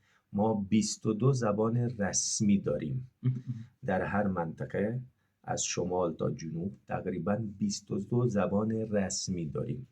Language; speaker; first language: Persian; non-native, fluent; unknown